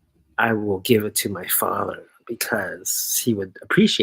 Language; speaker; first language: English; native; English